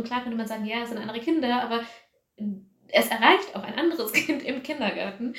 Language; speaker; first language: German; early bilingual, other home language; Tamil